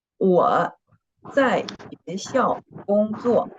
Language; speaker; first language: Chinese; non-native, fluent; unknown